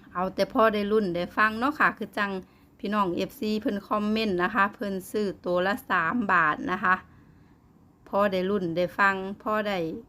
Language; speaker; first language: Thai; native; Thai